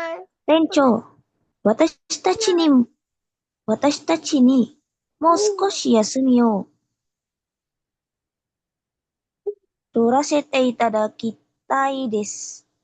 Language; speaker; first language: Japanese; non-native, learner; Indonesian